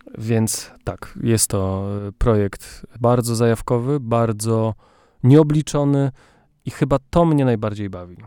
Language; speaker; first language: Polish; native; Polish